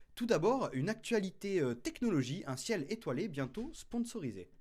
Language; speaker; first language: French; native; French